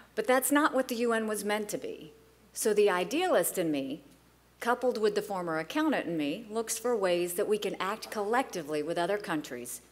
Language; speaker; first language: English; native; English